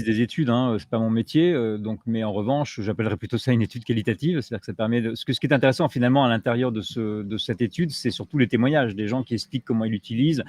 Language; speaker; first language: French; native; French